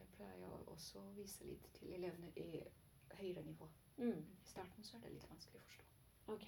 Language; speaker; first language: Norwegian; non-native, learner; Chinese